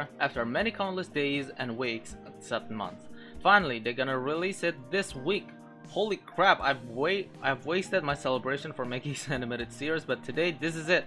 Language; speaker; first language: English; non-native, local second language; Filipino